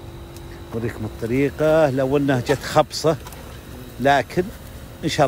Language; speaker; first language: Arabic; native; Arabic